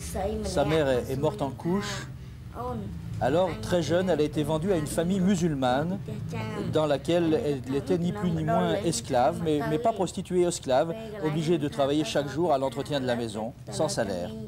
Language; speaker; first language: French; native; French